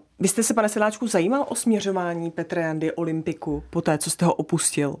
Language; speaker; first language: Czech; native; Czech